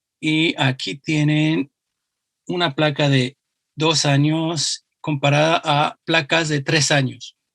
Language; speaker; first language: Spanish; non-native, fluent; French